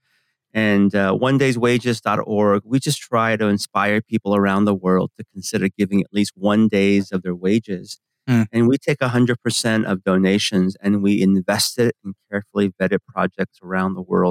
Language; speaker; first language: English; early bilingual, other home language; Korean